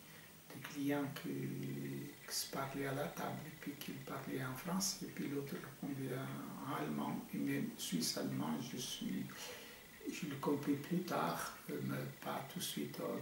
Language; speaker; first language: French; non-native, fluent; Portuguese